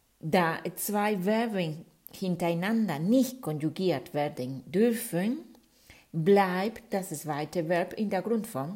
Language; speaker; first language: German; non-native, fluent; Spanish